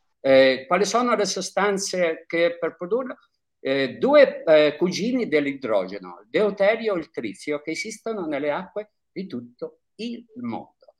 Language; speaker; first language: Italian; native; Italian